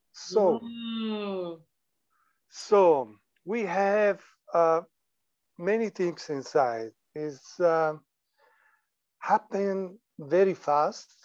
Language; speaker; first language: English; non-native, learner; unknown